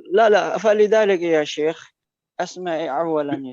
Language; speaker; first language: Arabic; non-native, learner; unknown